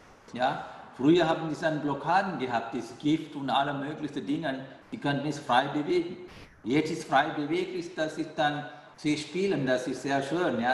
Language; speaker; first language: German; non-native, fluent; Sinhala